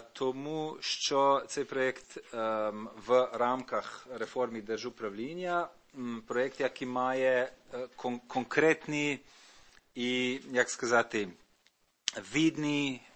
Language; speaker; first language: Ukrainian; non-native, learner; Slovenian